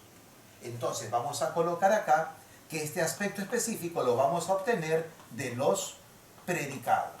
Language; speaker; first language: Spanish; native; Spanish